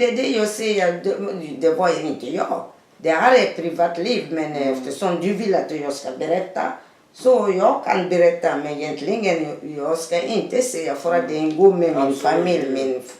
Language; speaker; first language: Swedish; non-native, fluent; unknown